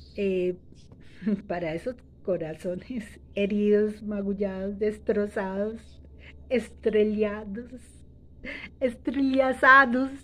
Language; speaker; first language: Spanish; native; Spanish